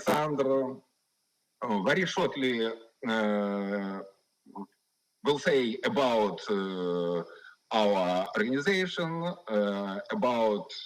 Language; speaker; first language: English; non-native, learner; Ukrainian